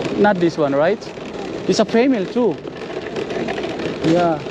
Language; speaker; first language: English; non-native, learner; Filipino